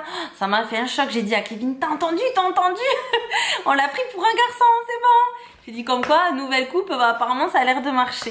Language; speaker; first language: French; native; French